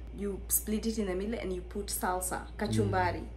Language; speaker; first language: English; non-native, local second language; Kikuyu